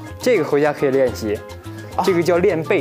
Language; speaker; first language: Chinese; native; Chinese